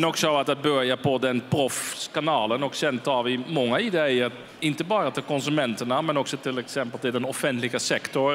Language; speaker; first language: Swedish; non-native, fluent; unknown